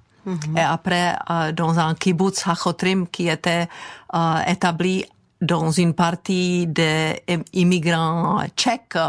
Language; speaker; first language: French; non-native, fluent; Czech